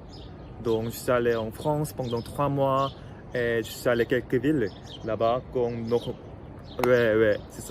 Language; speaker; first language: French; non-native, fluent; Korean